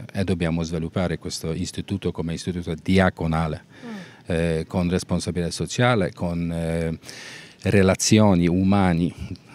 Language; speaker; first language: Italian; non-native, learner; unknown